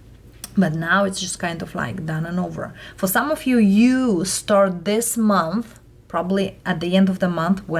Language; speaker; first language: English; non-native, fluent; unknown